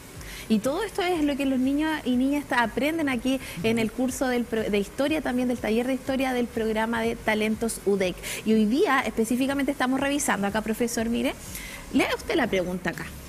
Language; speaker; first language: Spanish; native; Spanish